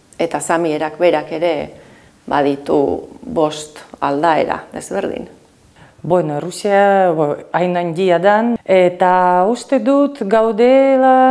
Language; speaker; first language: Basque; non-native, learner; Finnish